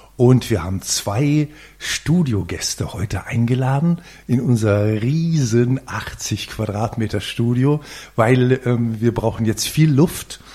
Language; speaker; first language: German; native; German